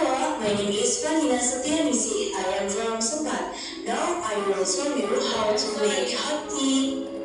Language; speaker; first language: English; non-native, learner; Indonesian